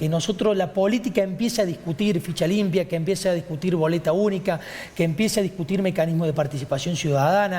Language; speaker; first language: Spanish; native; Spanish